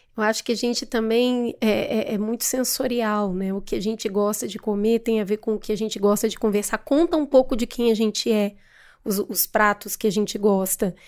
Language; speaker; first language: Portuguese; native; Portuguese